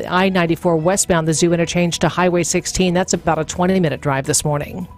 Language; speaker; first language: English; native; English